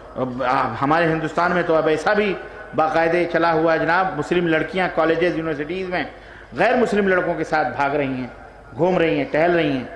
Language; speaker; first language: Urdu; native; Urdu